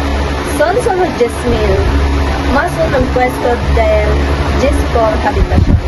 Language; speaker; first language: Spanish; non-native, learner; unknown